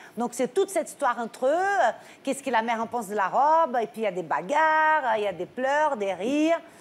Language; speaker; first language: French; non-native, fluent; Portuguese